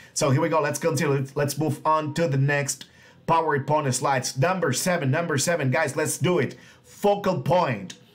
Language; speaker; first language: English; non-native, fluent; Spanish